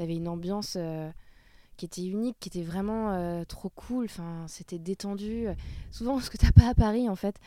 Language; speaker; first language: French; native; French